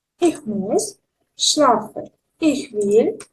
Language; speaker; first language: German; non-native, fluent; Ukrainian